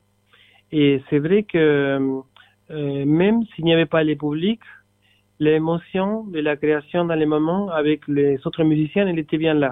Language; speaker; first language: French; non-native, fluent; Spanish